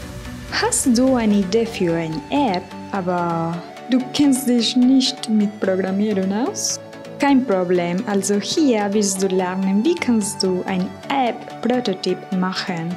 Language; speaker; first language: German; non-native, fluent; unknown